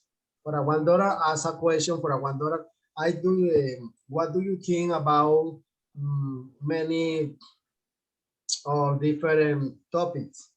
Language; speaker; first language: English; non-native, learner; Spanish